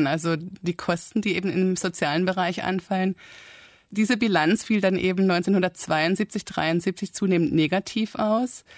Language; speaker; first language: German; native; German